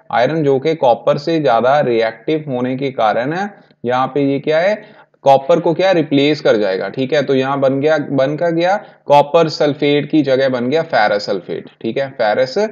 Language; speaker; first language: Hindi; non-native, local second language; Punjabi